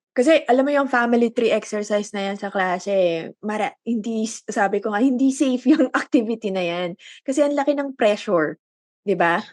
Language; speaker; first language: Filipino; native; Filipino